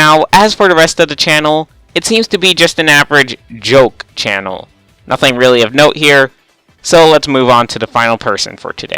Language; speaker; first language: English; native; English